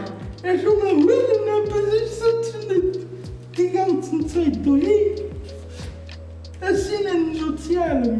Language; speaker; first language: German; non-native, local second language; Luxembourgish